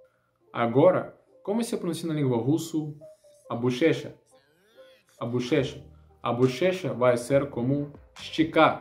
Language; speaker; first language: Portuguese; non-native, learner; Russian